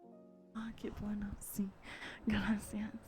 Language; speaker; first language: Spanish; early bilingual, heritage; English